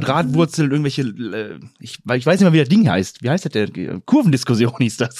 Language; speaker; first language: German; native; German